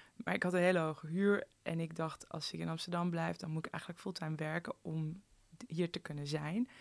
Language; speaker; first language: Dutch; early bilingual, other home language; Persian